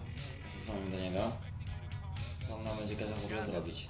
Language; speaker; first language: Polish; native; Polish